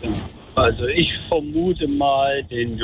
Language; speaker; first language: German; native; German